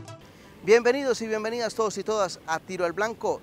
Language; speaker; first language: Spanish; native; Spanish